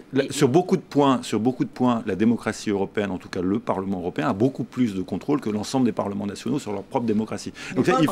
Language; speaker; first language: French; native; French